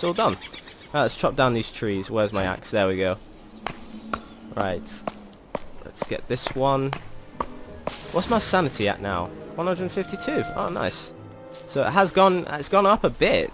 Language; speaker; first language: English; native; English